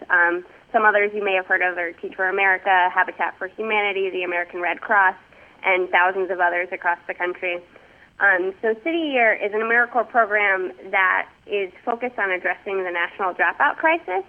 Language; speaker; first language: English; native; English